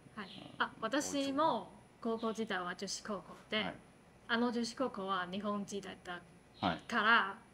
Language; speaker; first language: Japanese; non-native, fluent; Chinese